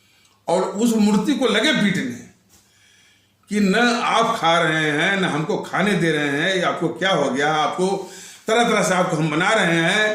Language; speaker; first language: Hindi; native; Hindi